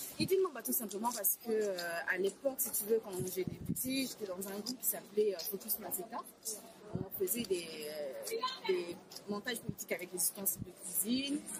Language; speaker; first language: French; non-native, local second language; Sango